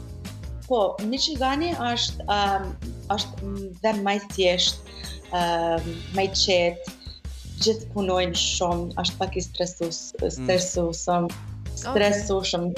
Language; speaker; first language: Albanian; early bilingual, heritage; Albanian